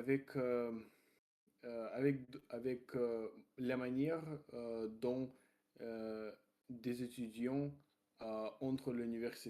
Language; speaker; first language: French; non-native, learner; Russian